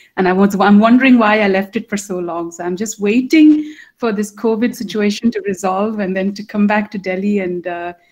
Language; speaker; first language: English; non-native, local second language; Hindi